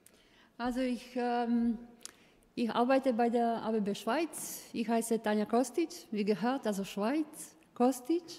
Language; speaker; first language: German; non-native, fluent; Croatian